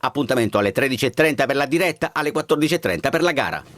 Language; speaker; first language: Italian; native; Italian